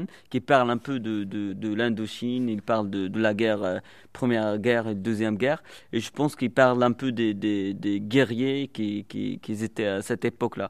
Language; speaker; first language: French; non-native, local second language; Arabic